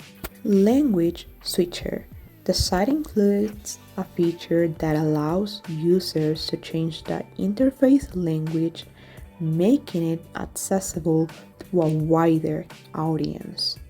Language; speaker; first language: English; non-native, fluent; Spanish